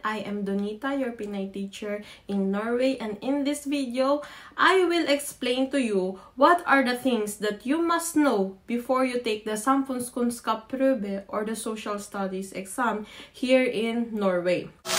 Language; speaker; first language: English; non-native, local second language; Filipino